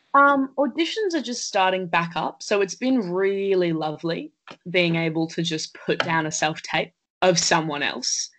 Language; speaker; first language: English; native; English